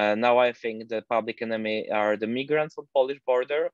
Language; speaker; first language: English; non-native, fluent; Polish